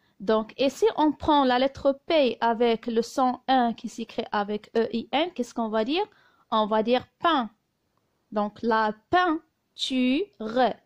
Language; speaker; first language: French; non-native, local second language; Arabic